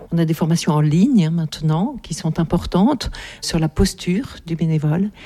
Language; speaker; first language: French; native; French